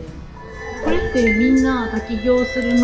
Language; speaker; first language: Japanese; native; Japanese